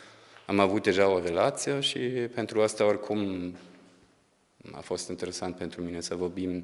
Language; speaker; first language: Romanian; non-native, fluent; German